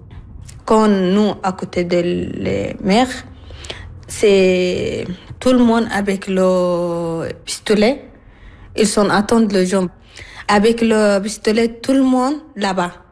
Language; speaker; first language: French; non-native, learner; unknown